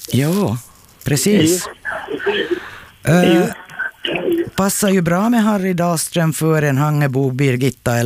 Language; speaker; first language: Swedish; native; Swedish